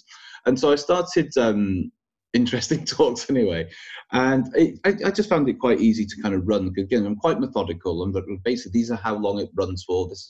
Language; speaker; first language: English; native; English